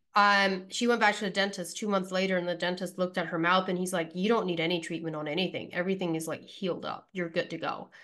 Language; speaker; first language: English; early bilingual, other home language; Pennsylvania German